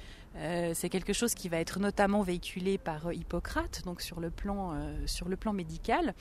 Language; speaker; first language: French; native; French